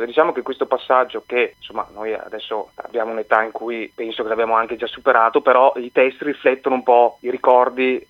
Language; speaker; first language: Italian; native; Italian